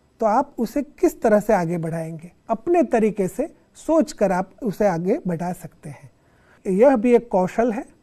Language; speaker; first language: Hindi; non-native, local second language; Gujarati